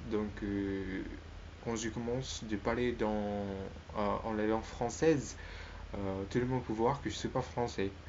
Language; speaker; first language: French; non-native, learner; Spanish